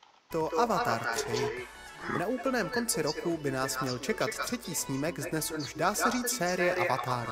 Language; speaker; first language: Czech; native; Czech